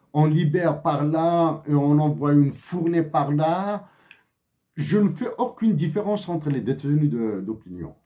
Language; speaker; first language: French; non-native, local second language; Kabyle